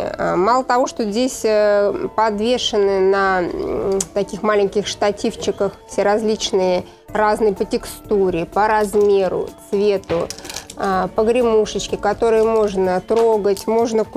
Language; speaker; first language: Russian; native; Russian